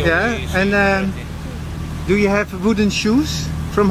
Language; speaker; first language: English; non-native, learner; Dutch